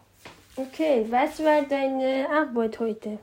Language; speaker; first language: German; non-native, learner; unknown